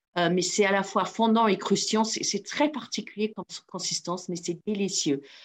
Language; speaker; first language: French; non-native, fluent; English